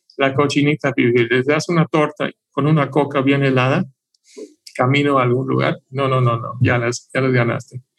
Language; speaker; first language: Spanish; non-native, fluent; English